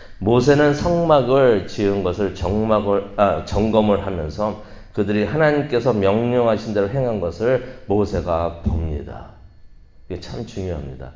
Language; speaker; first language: Korean; native; Korean